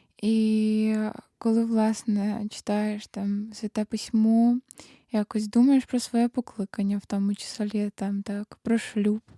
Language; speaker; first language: Ukrainian; native; Ukrainian